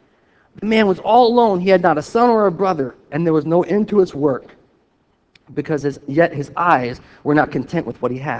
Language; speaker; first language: English; native; English